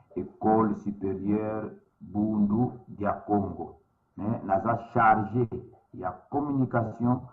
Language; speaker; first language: Lingala; non-native, local second language; Kongo